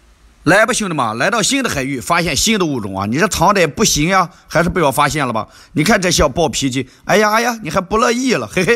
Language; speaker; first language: Chinese; native; Chinese